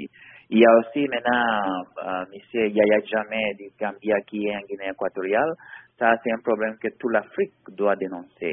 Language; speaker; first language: French; non-native, fluent; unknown